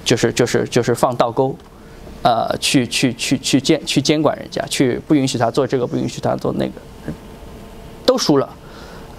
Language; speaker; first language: Chinese; native; Chinese